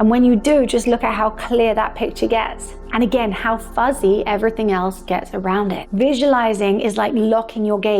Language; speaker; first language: English; native; English